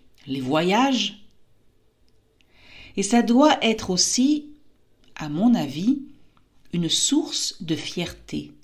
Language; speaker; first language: French; native; French